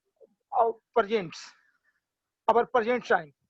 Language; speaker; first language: English; non-native, learner; Hindi